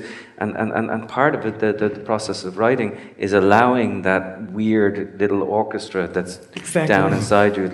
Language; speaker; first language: English; native; English